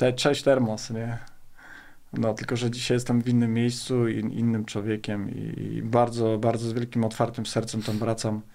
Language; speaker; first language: Polish; native; Polish